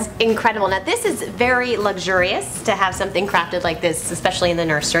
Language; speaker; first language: English; native; English